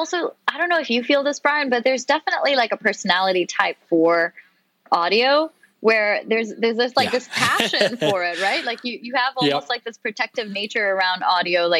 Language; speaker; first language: English; non-native, local second language; Urdu